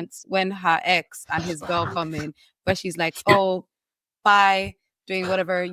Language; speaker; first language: English; native; English